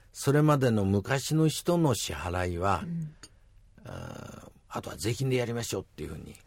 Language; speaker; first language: Japanese; native; Japanese